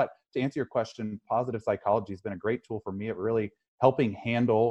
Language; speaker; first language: English; native; English